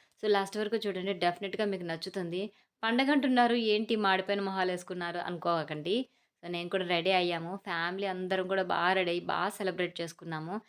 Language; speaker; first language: Telugu; native; Telugu